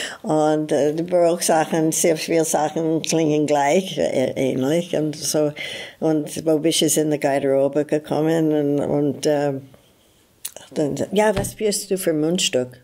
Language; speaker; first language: German; non-native, fluent; English